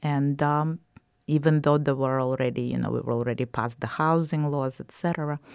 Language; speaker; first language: English; non-native, fluent; Russian